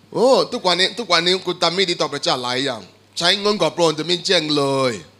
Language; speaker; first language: Thai; non-native, fluent; Igbo